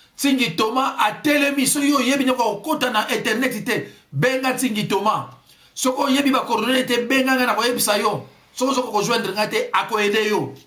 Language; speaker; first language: Lingala; non-native, local second language; Kongo